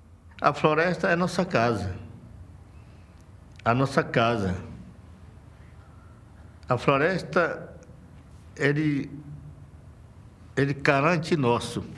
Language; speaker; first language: Portuguese; non-native, local second language; Yanomámi